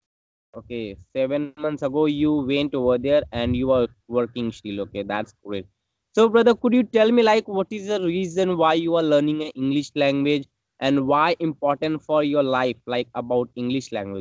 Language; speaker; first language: English; non-native, learner; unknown